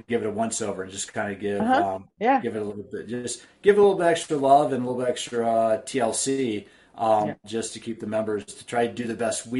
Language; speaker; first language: English; native; English